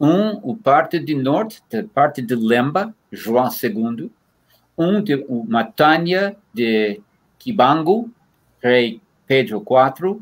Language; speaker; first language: Portuguese; non-native, fluent; English